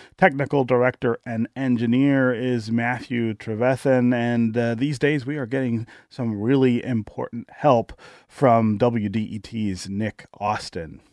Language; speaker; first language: English; native; English